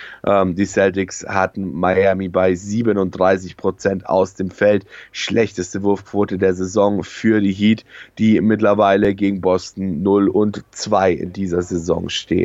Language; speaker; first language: German; native; German